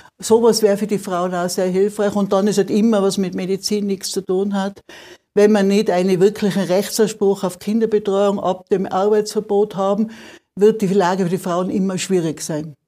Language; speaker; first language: German; native; German